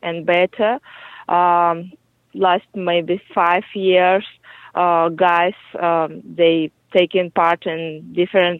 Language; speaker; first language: English; non-native, fluent; Russian